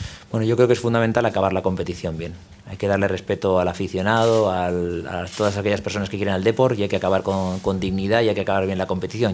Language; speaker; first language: Spanish; native; Spanish